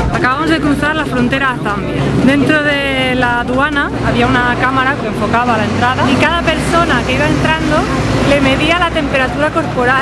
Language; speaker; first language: Spanish; native; Spanish